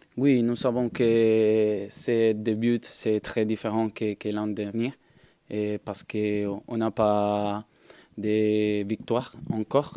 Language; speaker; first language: French; non-native, learner; Spanish